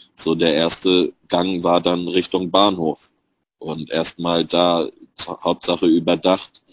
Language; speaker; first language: German; native; German